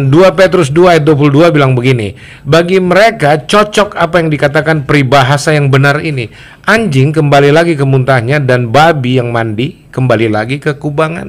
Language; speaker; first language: Indonesian; native; Indonesian